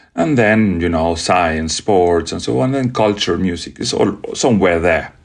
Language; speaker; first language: English; non-native, fluent; Spanish